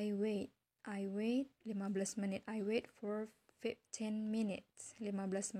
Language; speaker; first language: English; non-native, fluent; Indonesian